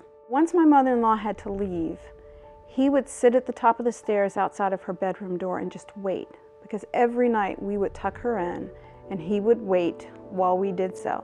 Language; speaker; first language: English; native; English